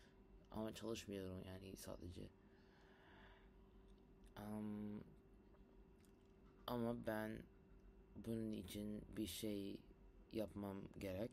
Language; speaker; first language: Turkish; non-native, learner; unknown